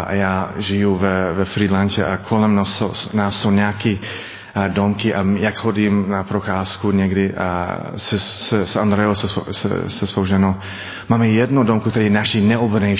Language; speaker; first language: Czech; non-native, learner; English